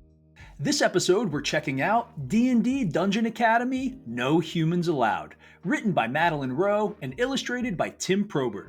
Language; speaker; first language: English; native; English